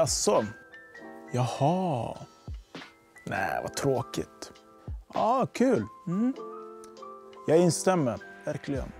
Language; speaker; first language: Swedish; native; Swedish